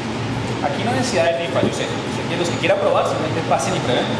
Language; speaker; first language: Spanish; native; Spanish